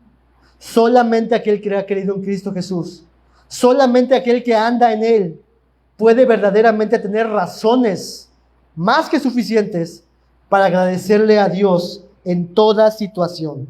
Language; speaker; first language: Spanish; native; Spanish